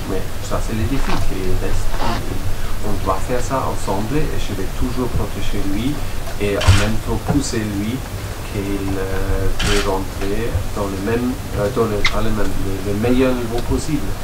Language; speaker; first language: French; non-native, learner; German